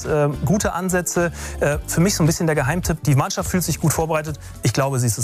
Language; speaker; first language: German; native; German